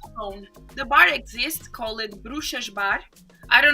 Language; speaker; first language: English; non-native, fluent; Portuguese